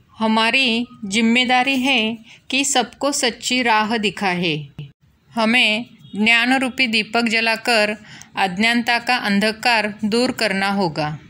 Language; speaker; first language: Hindi; non-native, local second language; Marathi